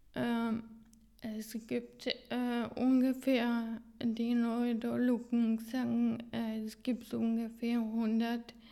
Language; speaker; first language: German; non-native, fluent; Hungarian